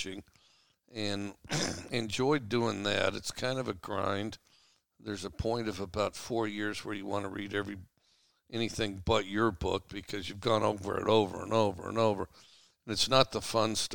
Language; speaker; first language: English; native; English